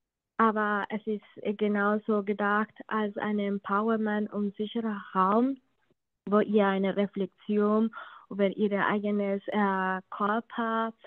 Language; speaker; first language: German; non-native, learner; Spanish